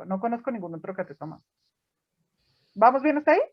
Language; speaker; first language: Spanish; native; Spanish